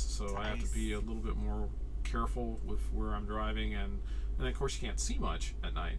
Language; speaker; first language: English; native; English